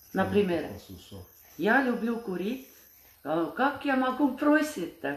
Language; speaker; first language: Russian; non-native, fluent; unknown